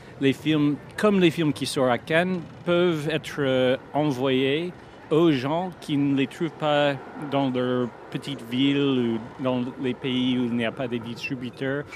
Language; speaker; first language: French; non-native, fluent; English